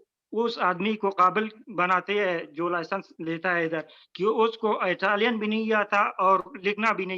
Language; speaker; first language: Hindi; non-native, learner; Pashto